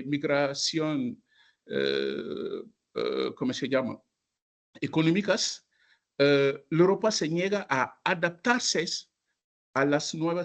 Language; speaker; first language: Spanish; non-native, fluent; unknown